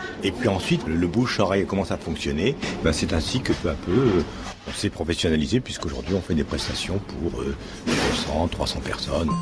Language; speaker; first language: French; native; French